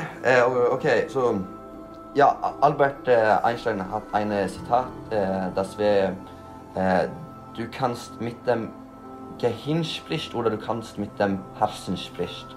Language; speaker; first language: German; non-native, learner; Norwegian